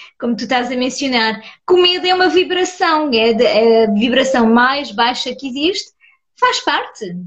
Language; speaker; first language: Portuguese; early bilingual, heritage; Portuguese